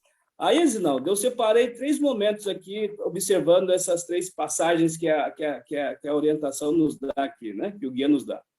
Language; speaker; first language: Portuguese; native; Portuguese